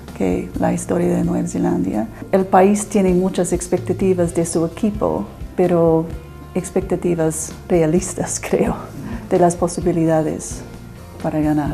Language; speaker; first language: Spanish; non-native, fluent; English